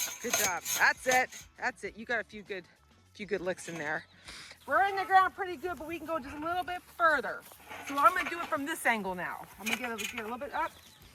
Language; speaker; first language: English; native; English